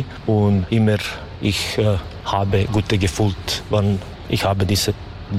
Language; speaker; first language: German; non-native, learner; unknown